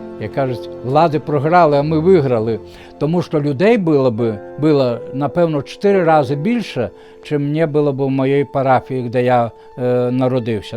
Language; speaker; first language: Ukrainian; non-native, fluent; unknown